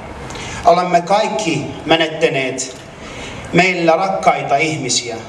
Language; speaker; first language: Finnish; non-native, fluent; Arabic